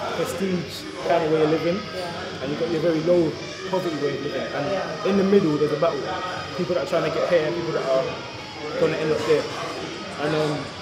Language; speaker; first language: English; native; English